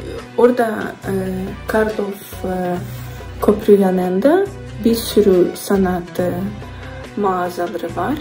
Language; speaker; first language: Turkish; non-native, learner; Ukrainian